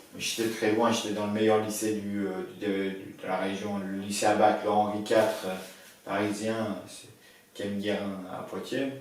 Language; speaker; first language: French; early bilingual, other home language; Persian